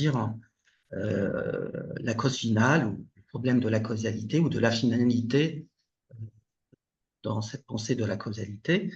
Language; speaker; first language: French; non-native, local second language; Arabic